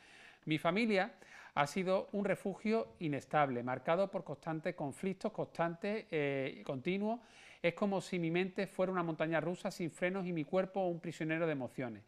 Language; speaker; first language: Spanish; native; Spanish